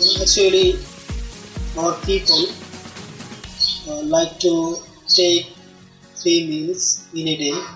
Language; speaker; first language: English; non-native, learner; Bangla